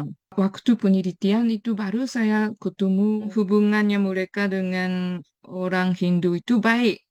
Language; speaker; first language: Indonesian; non-native, fluent; Japanese